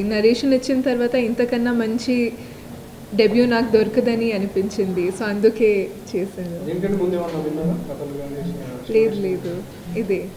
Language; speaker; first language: Telugu; non-native, local second language; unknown